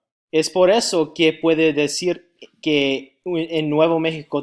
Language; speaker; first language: Spanish; non-native, learner; English